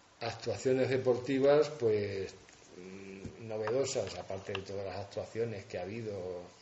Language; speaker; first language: Spanish; native; Spanish